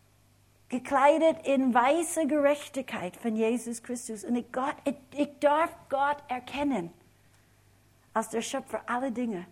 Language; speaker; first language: German; non-native, fluent; English